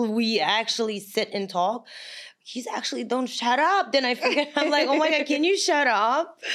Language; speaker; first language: English; non-native, fluent; Kazakh